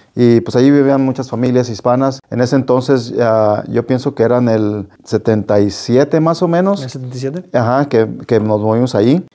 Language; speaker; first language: Spanish; native; Spanish